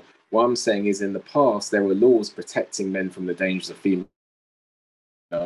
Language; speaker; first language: English; native; English